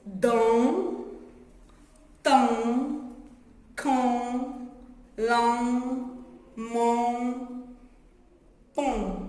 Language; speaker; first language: French; non-native, local second language; Arabic